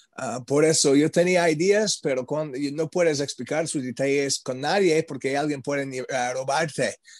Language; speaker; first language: Spanish; non-native, learner; English